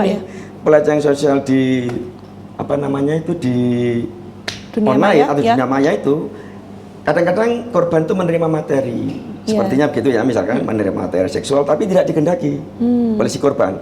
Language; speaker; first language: Indonesian; native; Indonesian